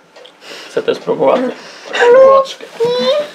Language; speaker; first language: Polish; non-native, local second language; Rusyn